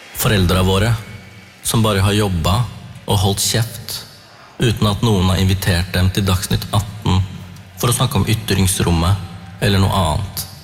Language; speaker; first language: Norwegian; early bilingual, other home language; Tamil